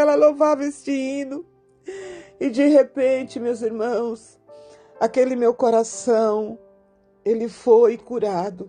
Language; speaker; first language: Portuguese; native; Portuguese